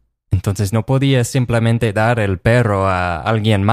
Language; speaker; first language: Spanish; non-native, fluent; English